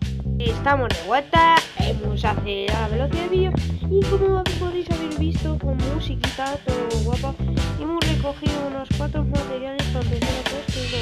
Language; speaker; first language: Spanish; native; Spanish